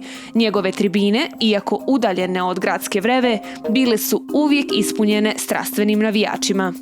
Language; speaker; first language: Bosnian; native; Bosnian